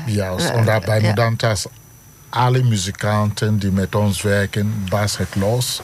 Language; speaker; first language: Dutch; non-native, fluent; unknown